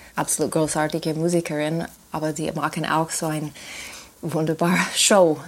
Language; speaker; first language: German; non-native, fluent; English